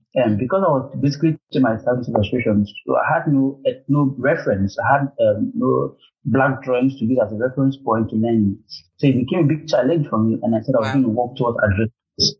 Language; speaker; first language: English; non-native, local second language; Igbo